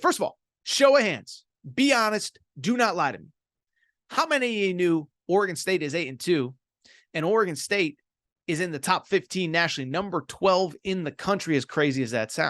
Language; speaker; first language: English; native; English